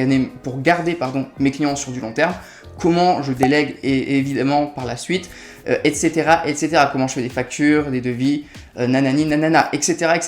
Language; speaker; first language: French; native; French